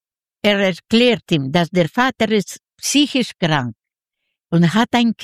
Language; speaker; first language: German; non-native, fluent; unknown